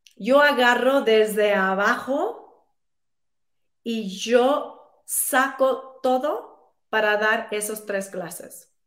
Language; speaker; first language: Spanish; early bilingual, heritage; Spanish